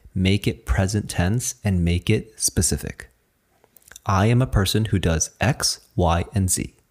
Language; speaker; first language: English; early bilingual, other home language; Chinese